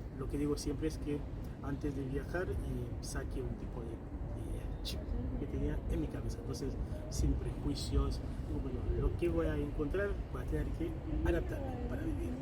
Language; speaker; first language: Spanish; non-native, fluent; Haitian Creole